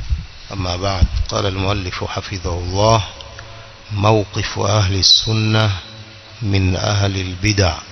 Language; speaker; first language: Arabic; non-native, fluent; Swahili